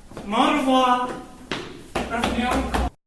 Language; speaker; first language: French; non-native, learner; English